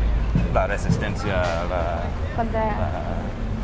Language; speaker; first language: Spanish; non-native, fluent; English